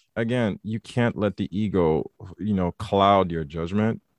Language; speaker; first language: English; native; English